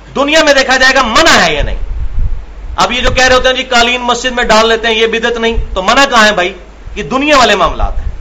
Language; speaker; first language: Urdu; non-native, local second language; Punjabi